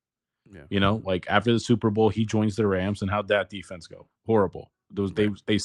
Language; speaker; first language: English; native; English